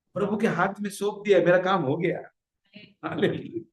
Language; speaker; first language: Hindi; non-native, local second language; Marathi